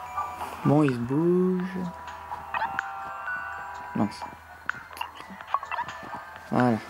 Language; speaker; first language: French; native; French